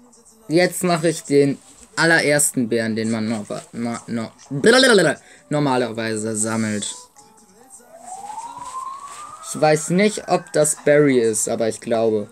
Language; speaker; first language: German; native; German